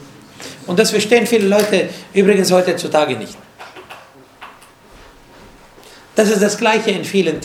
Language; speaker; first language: German; non-native, fluent; Arabic